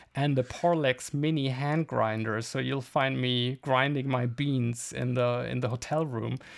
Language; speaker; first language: English; non-native, fluent; German